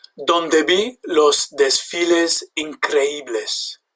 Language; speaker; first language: Spanish; non-native, fluent; English